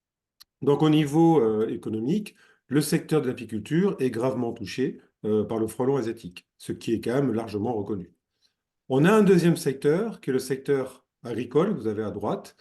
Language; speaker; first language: French; native; French